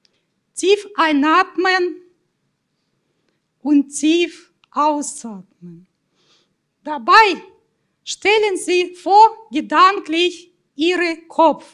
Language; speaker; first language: German; non-native, fluent; Russian